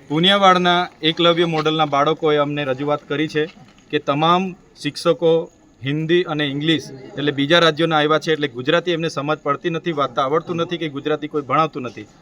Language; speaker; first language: Gujarati; non-native, local second language; Bhili